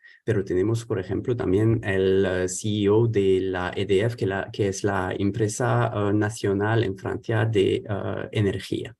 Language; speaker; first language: Spanish; non-native, fluent; French